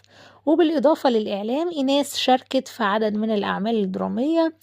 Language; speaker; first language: Arabic; native; Arabic